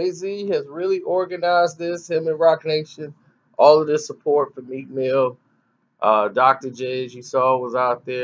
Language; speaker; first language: English; native; English